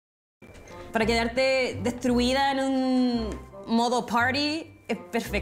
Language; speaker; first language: Spanish; non-native, fluent; English